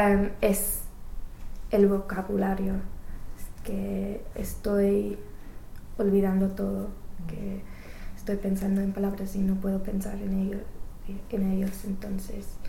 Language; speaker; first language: Spanish; non-native, learner; English